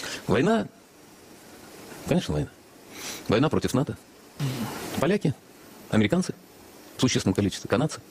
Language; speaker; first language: Russian; native; Russian